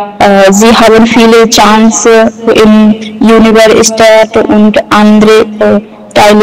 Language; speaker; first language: German; non-native, learner; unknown